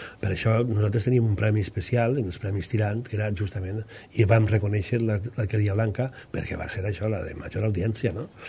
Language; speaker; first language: Catalan; native; Catalan